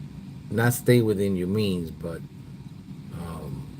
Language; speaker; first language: English; native; English